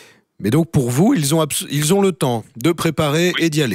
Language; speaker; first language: French; native; French